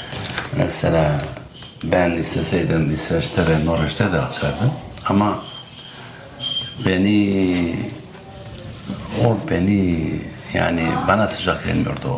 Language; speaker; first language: Turkish; non-native, local second language; Kurdish